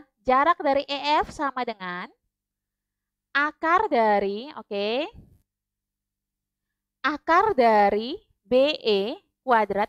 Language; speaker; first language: Indonesian; native; Indonesian